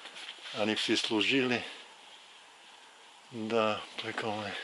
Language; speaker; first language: Russian; non-native, fluent; English